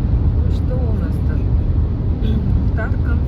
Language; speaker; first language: Russian; native; Russian